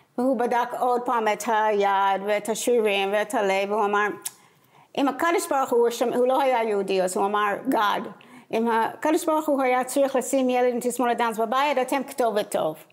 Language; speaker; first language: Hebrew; non-native, fluent; English